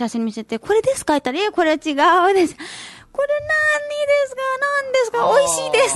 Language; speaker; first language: Japanese; non-native, learner; Nepali